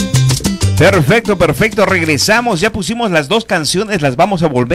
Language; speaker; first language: Spanish; native; Spanish